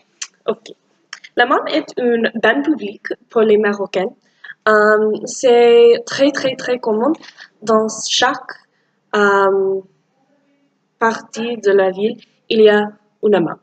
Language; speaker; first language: French; non-native, learner; English